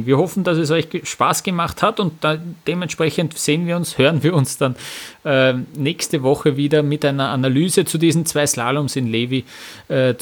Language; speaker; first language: German; native; German